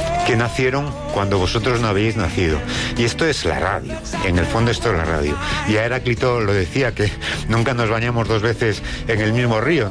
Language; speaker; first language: Spanish; native; Spanish